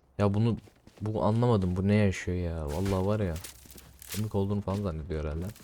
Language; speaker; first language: Turkish; native; Turkish